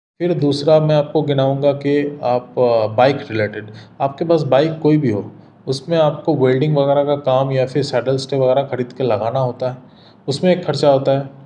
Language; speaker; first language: Hindi; non-native, local second language; Bangla